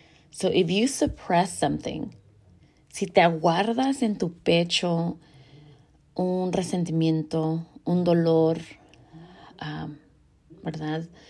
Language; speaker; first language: Spanish; early bilingual, heritage; Spanish